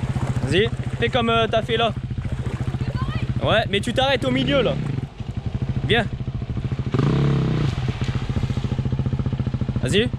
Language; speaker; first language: French; native; French